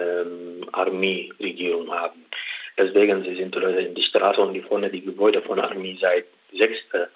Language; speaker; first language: German; non-native, learner; Arabic